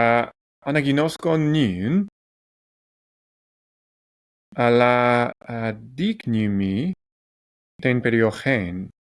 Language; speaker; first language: Greek; non-native, learner; English